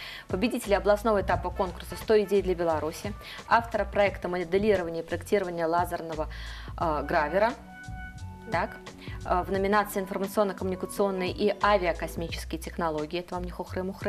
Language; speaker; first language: Russian; native; Russian